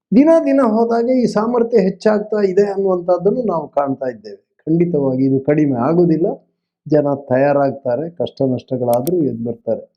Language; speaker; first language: Kannada; non-native, local second language; Tulu